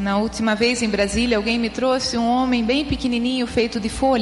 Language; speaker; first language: Portuguese; native; Portuguese